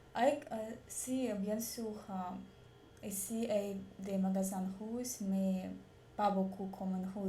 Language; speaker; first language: French; non-native, learner; Russian